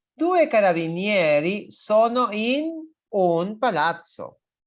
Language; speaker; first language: Italian; non-native, fluent; Spanish